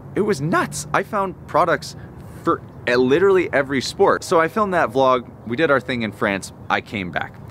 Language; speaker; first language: English; native; English